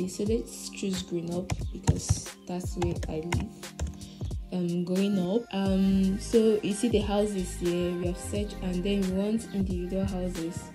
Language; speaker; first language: English; non-native, local second language; Ibibio